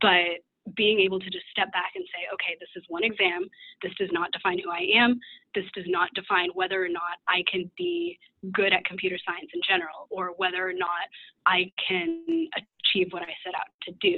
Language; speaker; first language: English; native; English